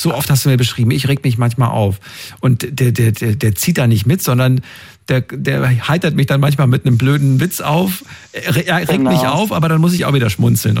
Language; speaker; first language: German; native; German